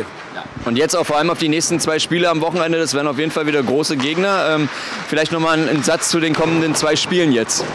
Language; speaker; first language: German; native; German